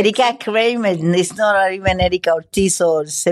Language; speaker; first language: English; non-native, fluent; Spanish